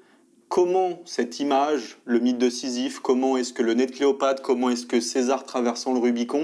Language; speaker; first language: French; native; French